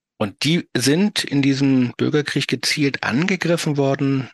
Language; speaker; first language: German; native; German